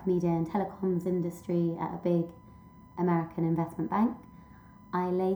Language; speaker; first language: English; native; English